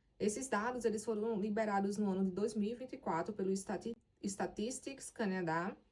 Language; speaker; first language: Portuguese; native; Portuguese